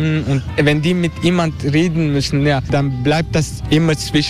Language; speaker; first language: German; non-native, fluent; Turkish